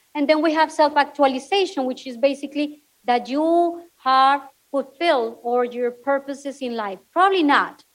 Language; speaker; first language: English; non-native, fluent; Spanish